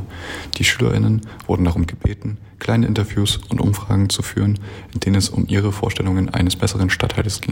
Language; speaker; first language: German; native; German